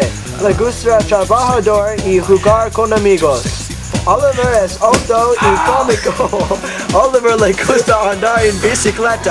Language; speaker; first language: Spanish; non-native, learner; English